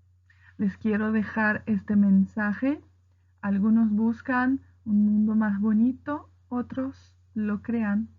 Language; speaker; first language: Spanish; non-native, fluent; Portuguese